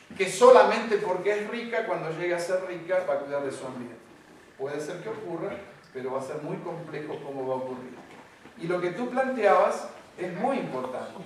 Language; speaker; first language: Spanish; native; Spanish